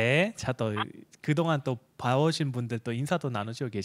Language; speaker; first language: Korean; native; Korean